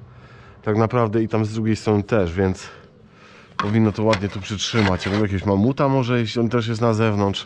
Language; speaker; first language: Polish; native; Polish